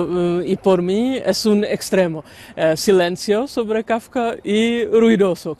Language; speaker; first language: Spanish; non-native, learner; Czech